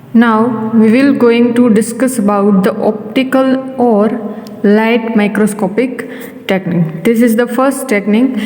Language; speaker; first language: English; non-native, local second language; Gujarati